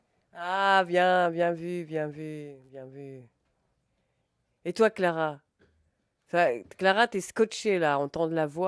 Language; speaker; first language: French; native; French